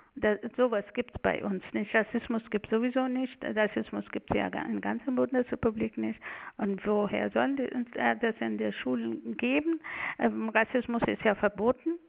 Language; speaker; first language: German; non-native, fluent; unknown